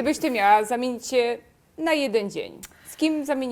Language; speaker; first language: Polish; native; Polish